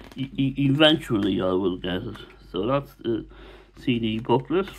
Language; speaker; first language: English; native; English